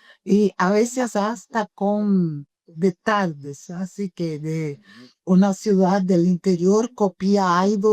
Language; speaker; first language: Spanish; non-native, fluent; Portuguese